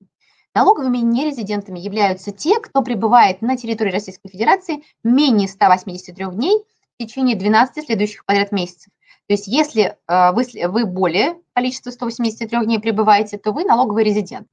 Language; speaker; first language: Russian; native; Russian